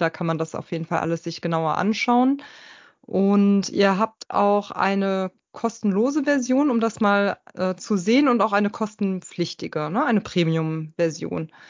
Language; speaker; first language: German; native; German